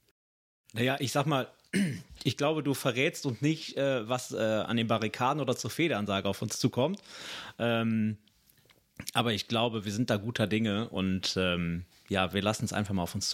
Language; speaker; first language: German; native; German